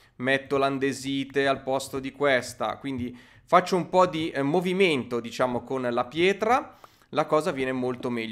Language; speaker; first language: Italian; native; Italian